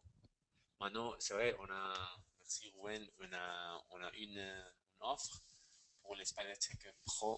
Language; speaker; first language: French; non-native, fluent; Spanish